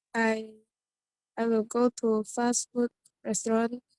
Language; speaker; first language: English; non-native, learner; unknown